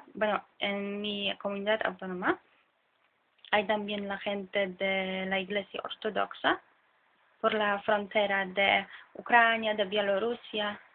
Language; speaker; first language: Spanish; non-native, fluent; Polish